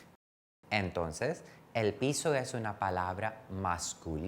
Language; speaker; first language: Spanish; non-native, fluent; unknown